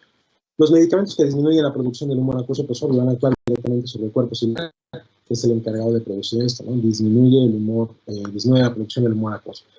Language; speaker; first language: Spanish; native; Spanish